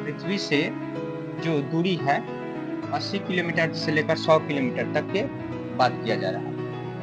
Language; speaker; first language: Hindi; native; Hindi